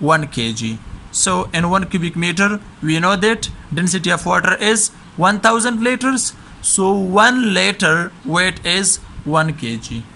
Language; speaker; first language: English; non-native, local second language; Urdu